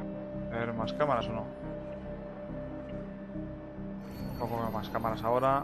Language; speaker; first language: Spanish; native; Spanish